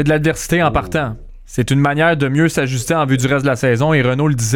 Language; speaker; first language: French; native; French